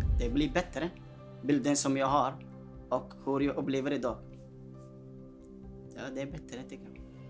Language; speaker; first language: Swedish; early bilingual, other home language; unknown